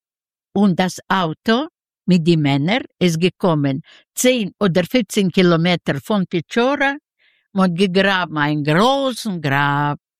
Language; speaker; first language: German; non-native, learner; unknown